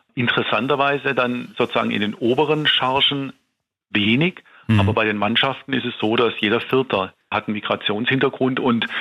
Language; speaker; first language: German; native; German